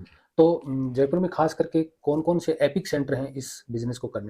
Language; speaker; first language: Hindi; native; Hindi